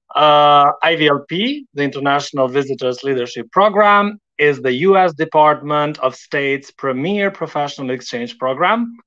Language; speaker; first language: English; non-native, fluent; Albanian